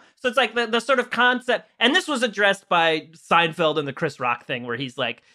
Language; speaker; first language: English; native; English